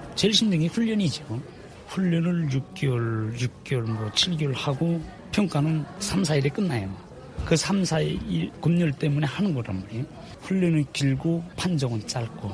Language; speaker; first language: Korean; native; Korean